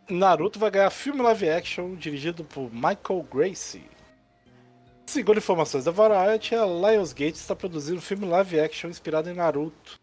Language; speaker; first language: Portuguese; native; Portuguese